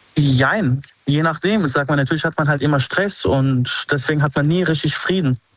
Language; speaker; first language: German; early bilingual, other home language; Arabic